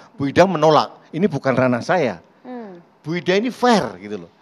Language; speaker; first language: Indonesian; native; Indonesian